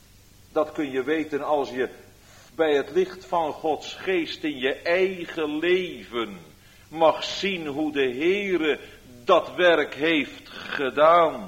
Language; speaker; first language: Dutch; native; Dutch